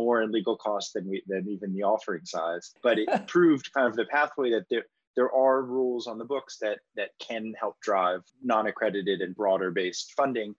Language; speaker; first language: English; native; English